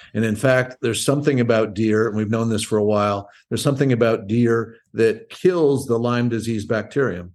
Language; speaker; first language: English; native; English